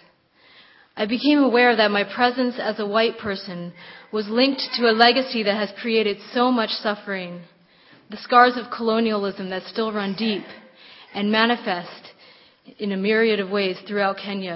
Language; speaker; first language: English; native; English